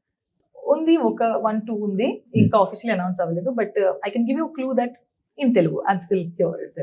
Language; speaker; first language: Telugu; non-native, learner; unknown